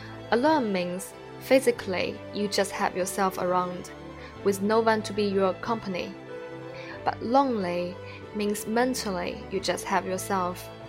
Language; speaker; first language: English; non-native, fluent; Chinese